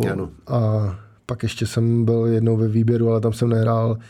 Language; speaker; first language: Czech; native; Czech